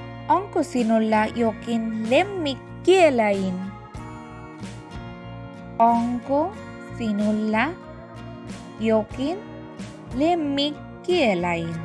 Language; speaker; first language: Finnish; non-native, learner; Bangla